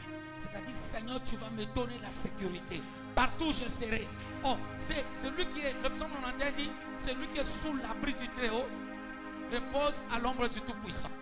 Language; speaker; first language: French; non-native, local second language; Swahili